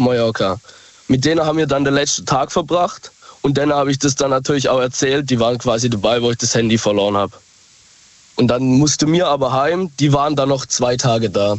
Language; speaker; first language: German; native; German